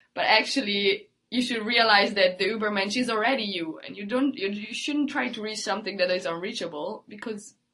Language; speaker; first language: English; early bilingual, other home language; Italian